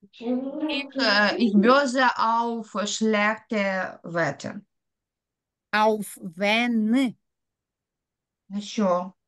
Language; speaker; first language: German; non-native, learner; Ukrainian